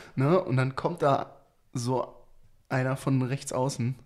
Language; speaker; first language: German; native; German